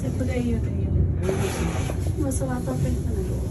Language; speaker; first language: Filipino; native; Filipino